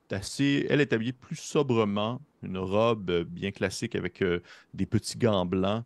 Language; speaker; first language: French; native; French